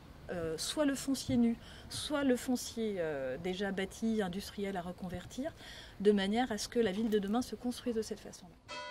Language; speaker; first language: French; native; French